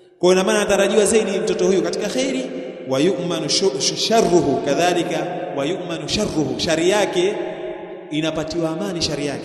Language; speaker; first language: Swahili; native; Swahili